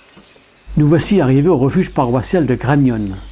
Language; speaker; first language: French; native; French